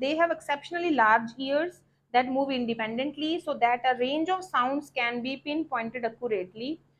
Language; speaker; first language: English; non-native, local second language; Punjabi